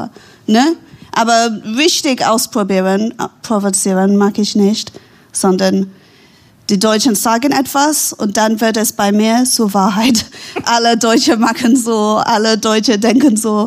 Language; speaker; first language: German; non-native, fluent; English